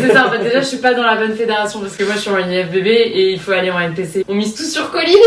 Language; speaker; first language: French; native; French